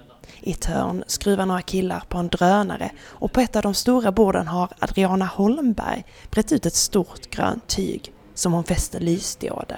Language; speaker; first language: Swedish; native; Swedish